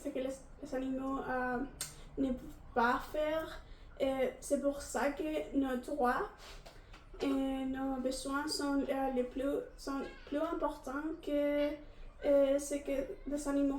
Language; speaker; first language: French; non-native, learner; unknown